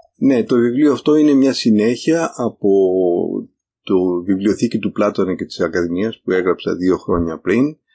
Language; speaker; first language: Greek; native; Greek